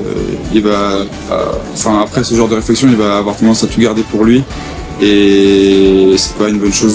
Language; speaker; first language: French; native; French